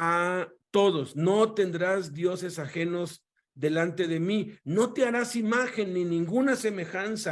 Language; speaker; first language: Spanish; native; Spanish